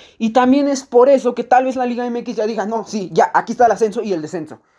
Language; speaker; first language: Spanish; native; Spanish